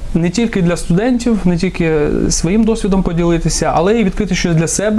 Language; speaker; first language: Ukrainian; non-native, local second language; Russian